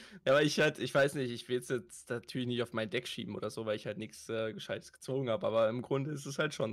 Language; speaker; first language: German; native; German